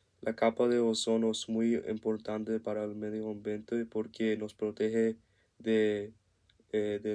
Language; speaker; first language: Spanish; non-native, learner; English